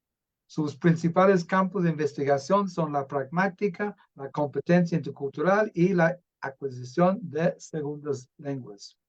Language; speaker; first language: Spanish; non-native, fluent; English